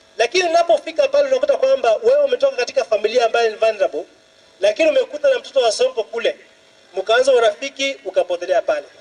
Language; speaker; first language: Swahili; non-native, local second language; Luo (Kenya and Tanzania)